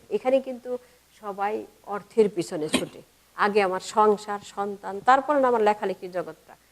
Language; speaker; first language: Bangla; native; Bangla